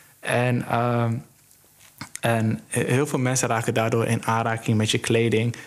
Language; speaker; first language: Dutch; early bilingual, other home language; Somali